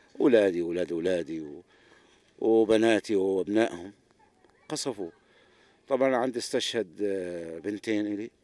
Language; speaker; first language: Arabic; native; Arabic